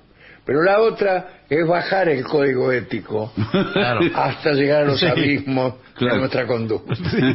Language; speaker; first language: Spanish; native; Spanish